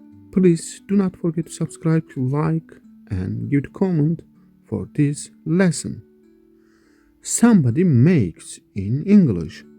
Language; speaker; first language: English; non-native, fluent; Kurdish